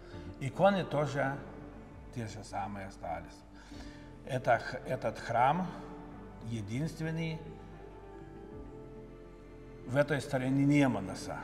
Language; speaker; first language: Russian; non-native, local second language; Lithuanian